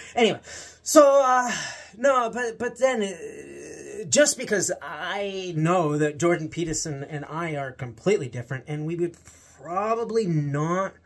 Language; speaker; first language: English; native; English